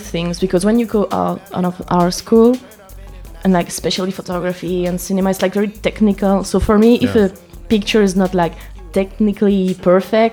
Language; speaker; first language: English; non-native, fluent; French